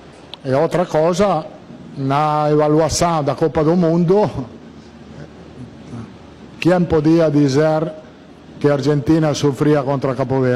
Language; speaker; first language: Portuguese; non-native, learner; Italian